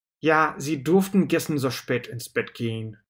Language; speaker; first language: German; non-native, fluent; Russian